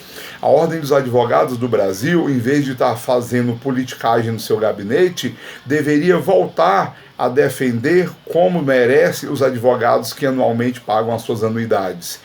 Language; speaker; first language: Portuguese; native; Portuguese